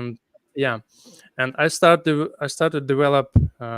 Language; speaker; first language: English; non-native, fluent; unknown